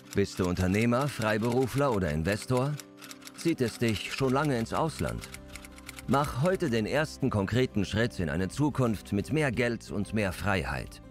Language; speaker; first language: German; native; German